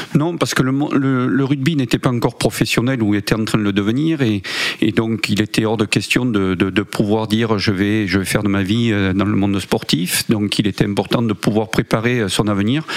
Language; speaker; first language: French; native; French